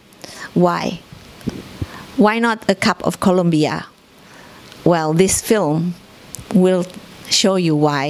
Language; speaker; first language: English; non-native, fluent; Indonesian